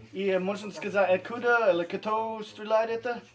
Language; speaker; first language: Russian; non-native, learner; English